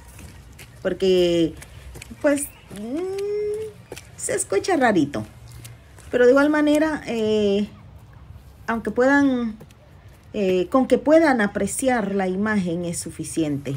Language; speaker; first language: Spanish; native; Spanish